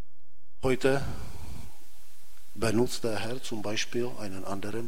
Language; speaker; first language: German; non-native, fluent; Czech